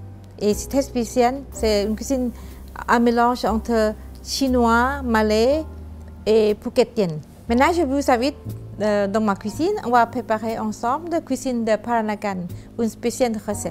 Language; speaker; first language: French; non-native, fluent; Thai